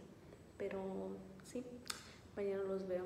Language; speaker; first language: Spanish; early bilingual, heritage; Spanish